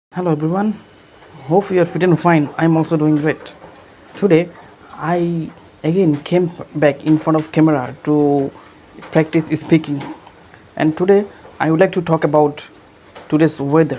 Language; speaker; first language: English; non-native, learner; Bangla